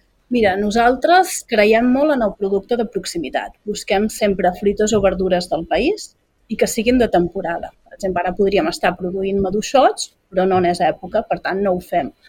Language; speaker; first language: Catalan; native; Catalan